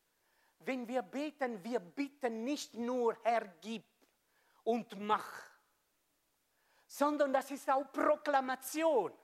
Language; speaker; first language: German; non-native, fluent; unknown